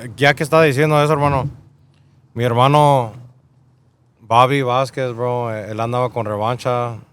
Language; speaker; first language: Spanish; early bilingual, heritage; Spanish